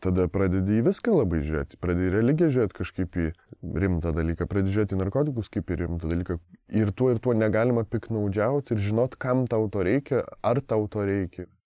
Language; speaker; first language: Lithuanian; native; Lithuanian